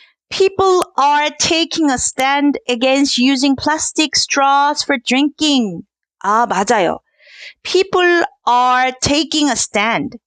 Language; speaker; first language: English; non-native, fluent; Korean